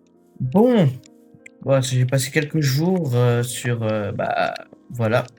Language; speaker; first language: French; native; French